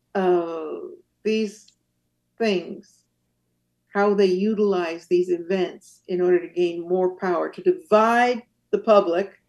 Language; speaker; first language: English; native; English